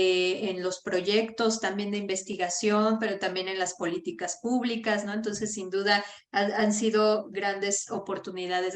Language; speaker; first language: Spanish; native; Spanish